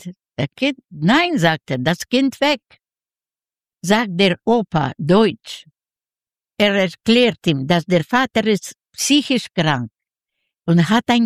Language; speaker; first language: German; non-native, learner; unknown